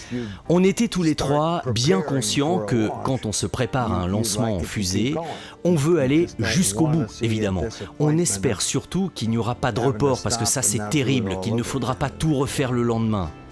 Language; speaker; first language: French; native; French